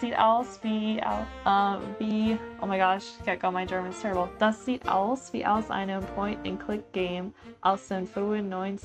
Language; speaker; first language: German; non-native, learner; English